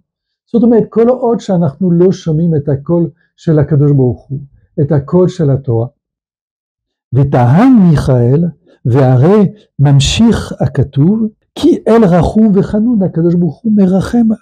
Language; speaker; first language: Hebrew; non-native, fluent; French